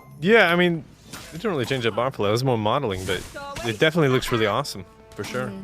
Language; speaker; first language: English; native; English